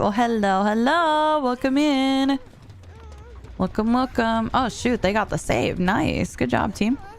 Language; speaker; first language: English; early bilingual, heritage; Spanish